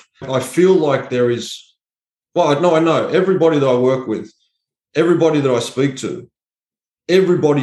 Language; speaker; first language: English; native; English